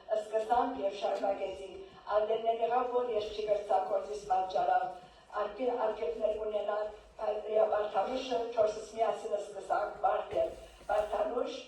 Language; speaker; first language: Armenian; early bilingual, heritage; Armenian